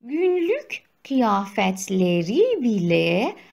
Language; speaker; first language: Turkish; non-native, fluent; Persian